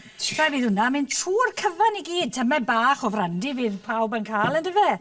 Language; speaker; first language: Welsh; native; Welsh